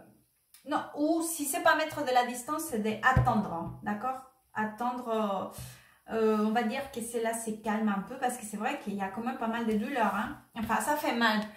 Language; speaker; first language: French; non-native, fluent; Spanish